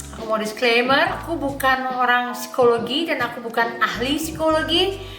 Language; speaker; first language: Indonesian; native; Indonesian